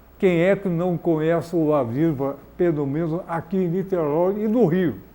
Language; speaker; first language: Portuguese; native; Portuguese